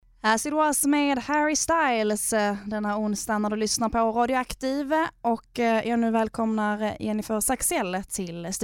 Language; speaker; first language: Swedish; native; Swedish